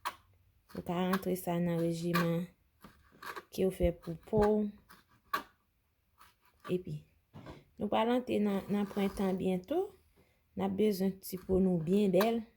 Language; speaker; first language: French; non-native, local second language; Haitian Creole